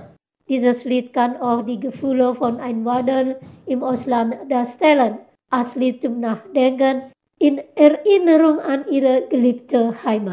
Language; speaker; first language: German; non-native, fluent; Indonesian